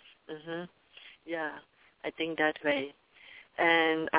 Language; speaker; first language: English; non-native, learner; Thai